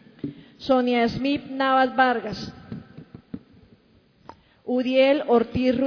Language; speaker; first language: Spanish; native; Spanish